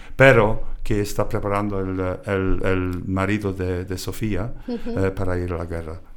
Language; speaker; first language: Spanish; non-native, fluent; English